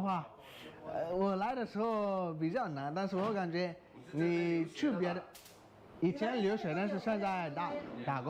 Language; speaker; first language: Chinese; non-native, fluent; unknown